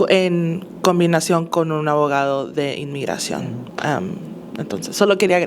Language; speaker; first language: Spanish; early bilingual, other home language; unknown